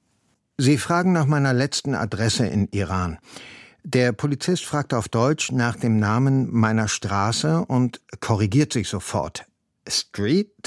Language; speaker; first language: German; non-native, fluent; Persian